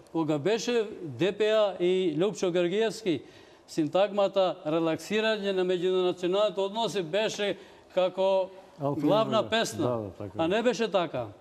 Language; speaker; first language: Macedonian; non-native, local second language; Albanian